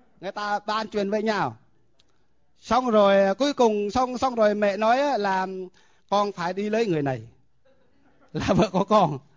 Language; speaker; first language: Vietnamese; non-native, local second language; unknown